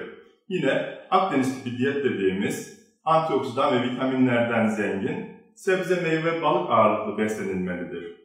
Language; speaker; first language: Turkish; native; Turkish